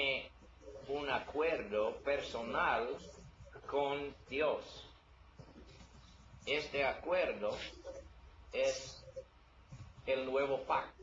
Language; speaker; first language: Spanish; non-native, learner; English